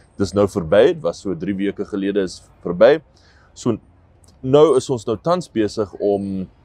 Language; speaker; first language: Afrikaans; non-native, local second language; English